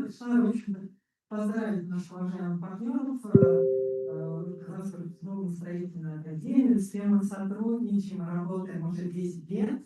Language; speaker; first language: Russian; native; Russian